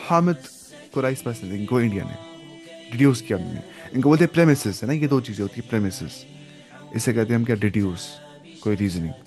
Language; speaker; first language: Urdu; non-native, local second language; Kashmiri